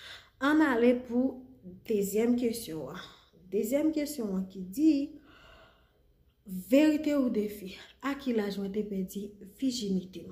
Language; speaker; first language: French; non-native, learner; Haitian Creole